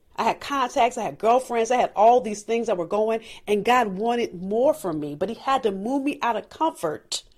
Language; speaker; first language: English; native; English